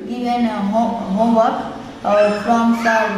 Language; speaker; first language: English; non-native, learner; Hindi